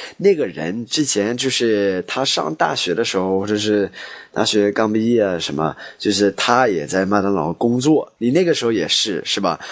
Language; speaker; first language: Chinese; non-native, fluent; English